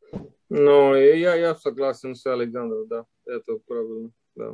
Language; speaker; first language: Russian; non-native, fluent; English